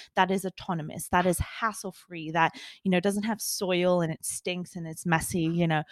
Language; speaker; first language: English; native; English